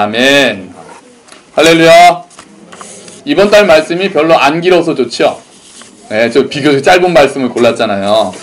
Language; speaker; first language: Korean; native; Korean